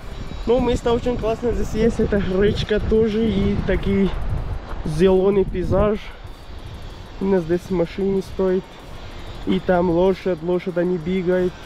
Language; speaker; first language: Russian; non-native, learner; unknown